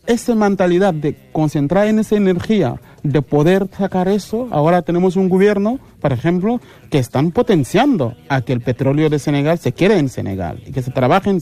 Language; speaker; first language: Spanish; non-native, fluent; Wolof